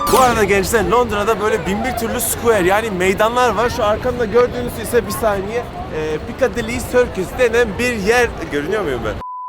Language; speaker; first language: Turkish; native; Turkish